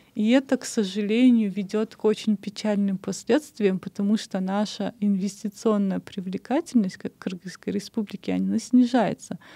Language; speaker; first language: Russian; non-native, local second language; Kyrgyz